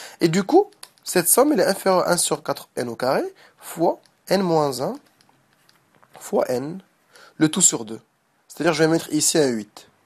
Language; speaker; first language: French; non-native, local second language; Arabic